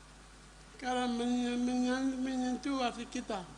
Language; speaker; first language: Indonesian; non-native, local second language; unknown